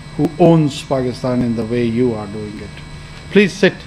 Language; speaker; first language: English; non-native, local second language; Pashto